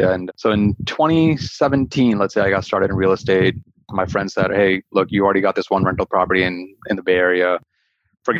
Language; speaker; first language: English; early bilingual, other home language; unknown